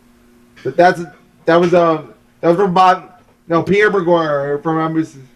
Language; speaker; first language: English; native; English